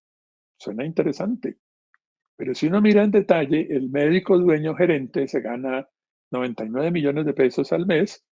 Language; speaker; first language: Spanish; native; Spanish